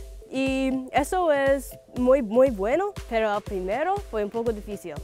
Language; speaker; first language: Spanish; non-native, learner; English